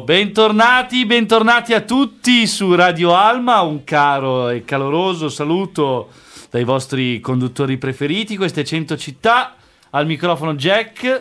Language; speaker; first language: Italian; native; Italian